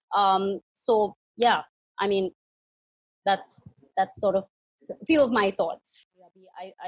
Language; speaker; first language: English; non-native, local second language; Hindi